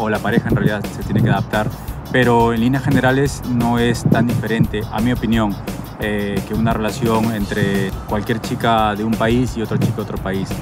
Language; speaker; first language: Spanish; native; Spanish